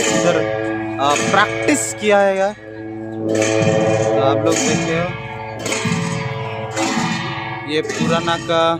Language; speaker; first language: Hindi; non-native, local second language; Odia